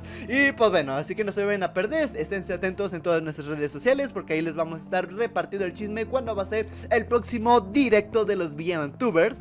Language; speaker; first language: Spanish; native; Spanish